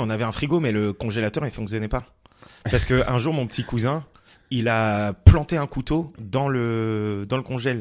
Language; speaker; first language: French; native; French